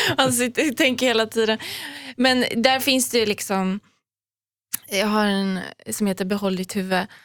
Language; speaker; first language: Swedish; early bilingual, other home language; Persian